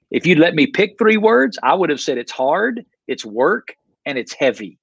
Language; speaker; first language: English; native; English